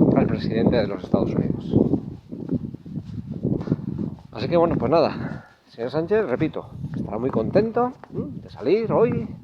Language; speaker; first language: Spanish; native; Spanish